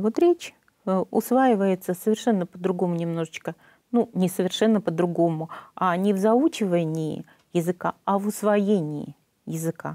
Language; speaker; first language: Russian; native; Russian